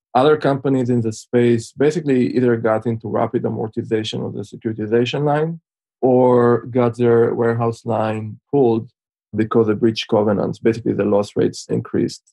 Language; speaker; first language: English; non-native, fluent; Hebrew